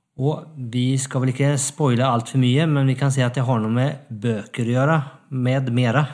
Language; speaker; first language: Norwegian; non-native, fluent; Swedish